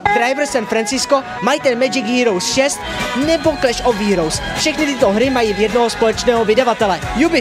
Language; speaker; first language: Czech; native; Czech